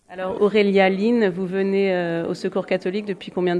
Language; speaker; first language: French; native; French